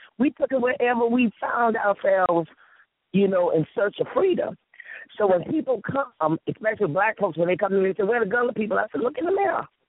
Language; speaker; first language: English; native; English